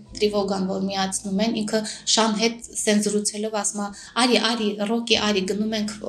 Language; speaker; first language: Armenian; native; Armenian